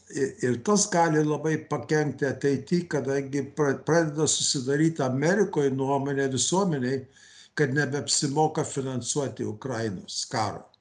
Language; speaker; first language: Lithuanian; early bilingual, heritage; Lithuanian